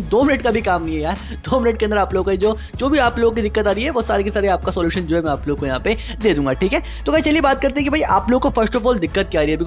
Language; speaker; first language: Hindi; native; Hindi